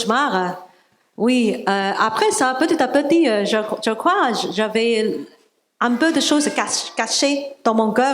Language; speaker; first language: French; non-native, learner; Cantonese